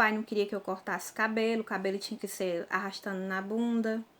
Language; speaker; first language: Portuguese; native; Portuguese